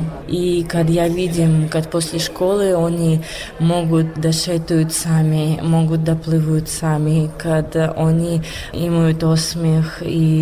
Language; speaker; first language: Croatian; non-native, learner; Russian